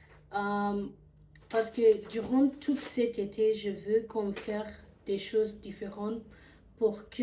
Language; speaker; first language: French; non-native, learner; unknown